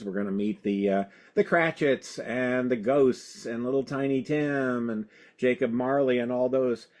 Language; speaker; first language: English; native; English